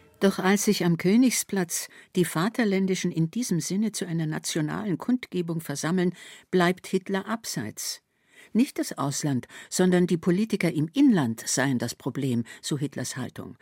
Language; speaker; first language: German; native; German